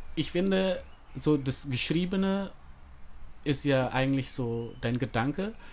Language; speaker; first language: German; non-native, fluent; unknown